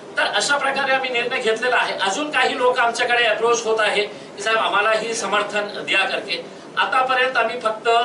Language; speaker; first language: Marathi; non-native, local second language; Urdu